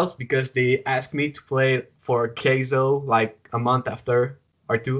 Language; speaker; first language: English; non-native, fluent; French